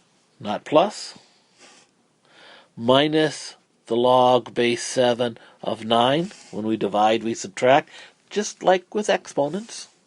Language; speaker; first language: English; native; English